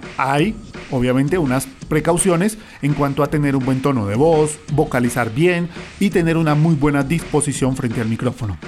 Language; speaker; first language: Spanish; native; Spanish